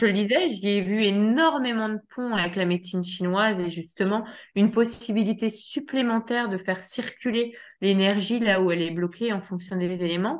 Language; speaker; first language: French; native; French